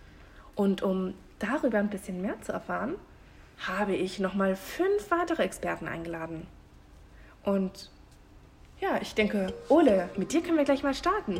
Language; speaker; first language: German; native; German